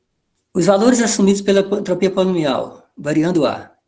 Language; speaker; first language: Portuguese; native; Portuguese